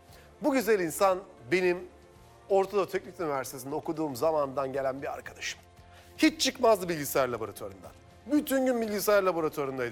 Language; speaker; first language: Turkish; native; Turkish